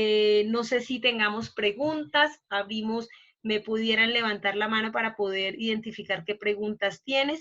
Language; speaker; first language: Spanish; native; Spanish